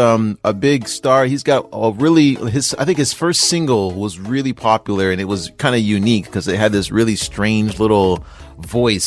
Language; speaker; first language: English; native; English